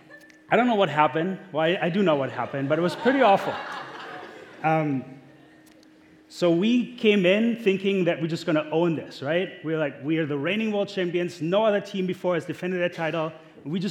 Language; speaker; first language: English; non-native, fluent; German